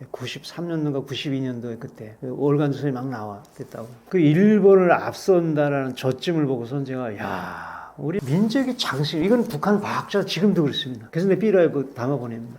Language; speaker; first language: Korean; native; Korean